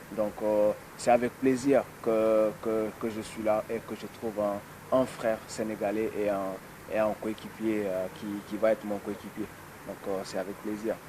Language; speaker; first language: French; non-native, local second language; Wolof